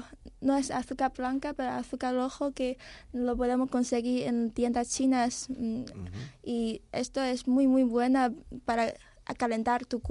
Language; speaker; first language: Spanish; non-native, fluent; Chinese